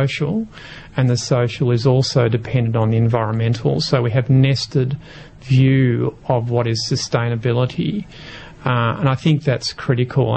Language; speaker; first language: English; native; English